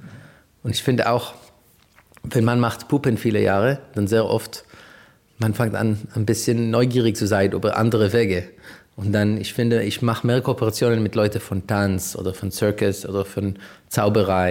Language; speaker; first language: German; non-native, fluent; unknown